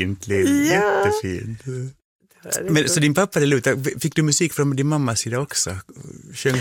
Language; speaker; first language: Swedish; native; Swedish